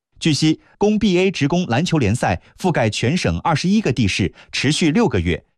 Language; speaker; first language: Chinese; native; Chinese